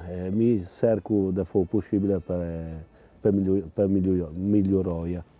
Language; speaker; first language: Italian; non-native, local second language; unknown